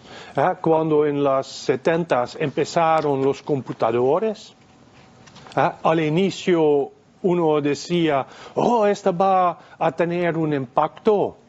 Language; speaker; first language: Spanish; non-native, fluent; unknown